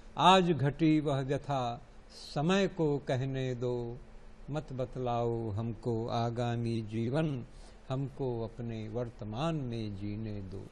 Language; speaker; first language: Hindi; native; Hindi